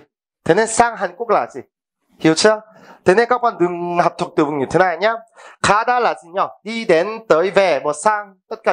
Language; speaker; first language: Vietnamese; non-native, fluent; Korean